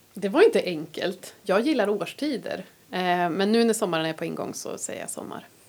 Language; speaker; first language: Swedish; native; Swedish